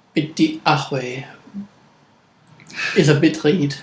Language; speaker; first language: Arabic; non-native, learner; English